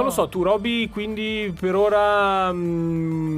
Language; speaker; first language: Italian; native; Italian